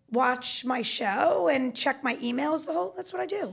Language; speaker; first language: English; native; English